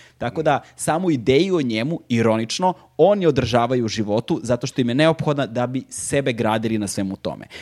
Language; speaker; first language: Serbian; native; Serbian